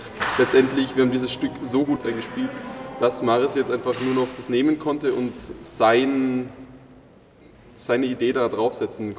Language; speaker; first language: German; native; German